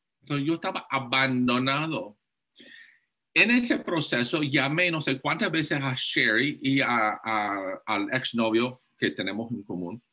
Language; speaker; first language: Spanish; non-native, fluent; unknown